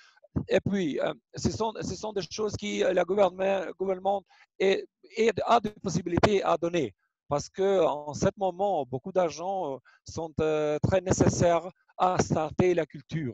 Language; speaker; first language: French; non-native, learner; Albanian